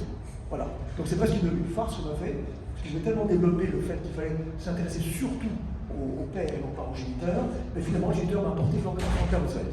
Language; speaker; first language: French; native; French